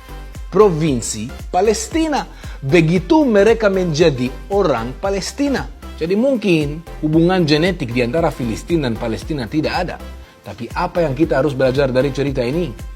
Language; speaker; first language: Indonesian; non-native, fluent; Hebrew